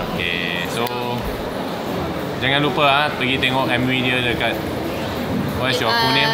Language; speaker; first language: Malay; non-native, local second language; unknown